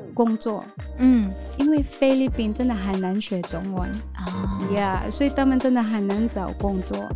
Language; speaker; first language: Chinese; non-native, fluent; Filipino